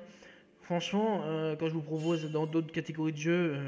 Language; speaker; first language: French; native; French